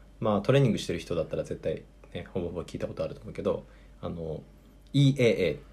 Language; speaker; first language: Japanese; native; Japanese